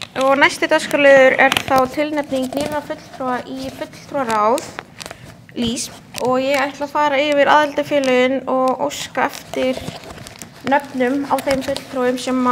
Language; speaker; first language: Icelandic; native; Icelandic